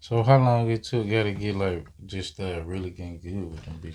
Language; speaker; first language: English; native; English